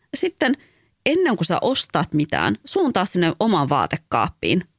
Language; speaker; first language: Finnish; early bilingual, other home language; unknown